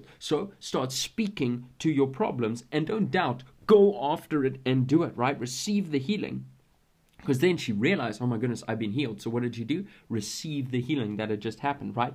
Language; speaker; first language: English; native; English